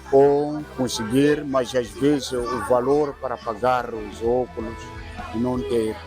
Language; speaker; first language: Portuguese; non-native, local second language; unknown